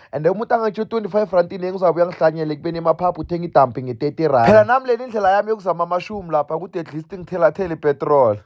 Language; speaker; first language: Zulu; non-native, local second language; South Ndebele